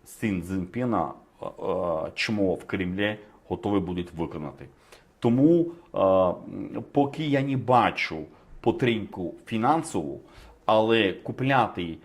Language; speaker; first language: Ukrainian; non-native, fluent; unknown